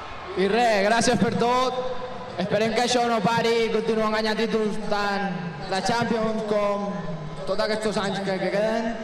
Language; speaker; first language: Catalan; native; Catalan